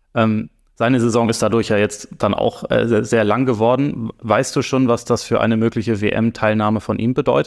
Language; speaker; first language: German; native; German